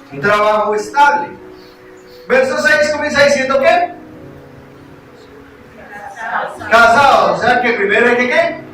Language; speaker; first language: Spanish; native; Spanish